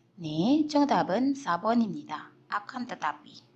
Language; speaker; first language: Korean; non-native, fluent; Indonesian